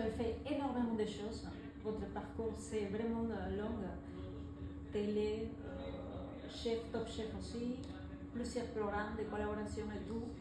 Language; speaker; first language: French; non-native, fluent; Spanish